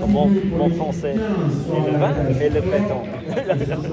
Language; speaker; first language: French; non-native, learner; English